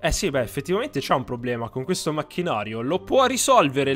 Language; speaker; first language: Italian; native; Italian